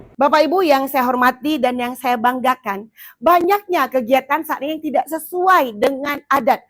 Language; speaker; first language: Indonesian; native; Indonesian